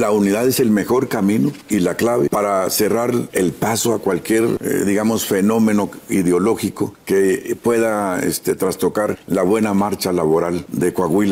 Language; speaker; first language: Spanish; native; Spanish